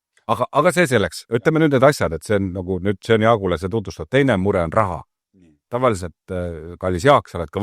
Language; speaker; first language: Estonian; native; Estonian